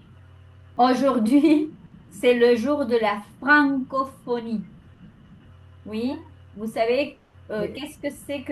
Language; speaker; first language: French; non-native, fluent; Spanish